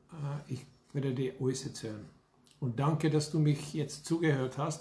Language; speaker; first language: German; non-native, fluent; Hungarian